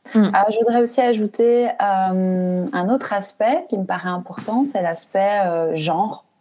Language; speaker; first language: French; native; French